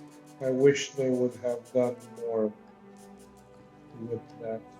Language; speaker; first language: English; non-native, fluent; Romanian